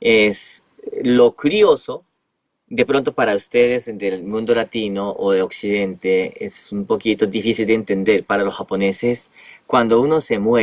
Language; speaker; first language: Spanish; non-native, fluent; Japanese